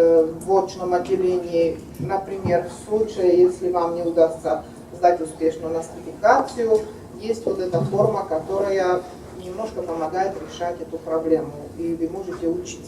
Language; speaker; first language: Russian; non-native, fluent; Czech